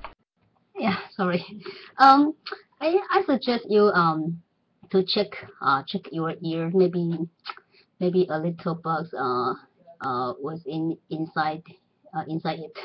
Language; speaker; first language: English; non-native, learner; Chinese